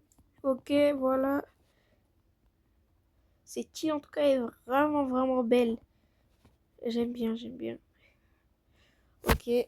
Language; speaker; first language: French; native; French